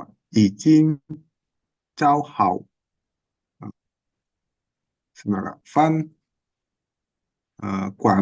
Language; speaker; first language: Chinese; non-native, learner; Indonesian